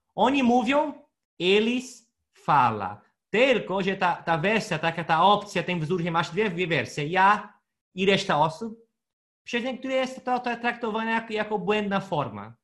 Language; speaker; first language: Polish; non-native, fluent; Portuguese